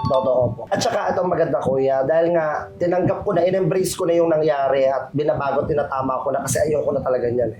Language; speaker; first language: Filipino; native; Filipino